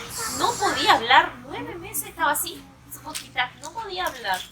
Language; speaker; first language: Spanish; native; Spanish